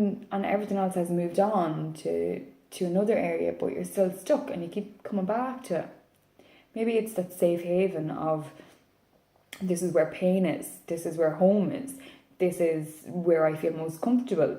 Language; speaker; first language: English; native; English